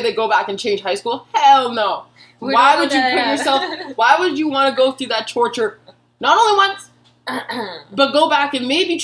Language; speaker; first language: English; native; English